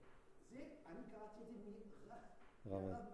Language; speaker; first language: Hebrew; non-native, fluent; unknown